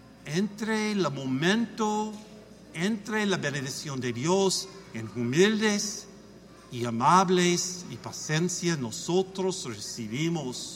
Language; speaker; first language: Spanish; non-native, learner; English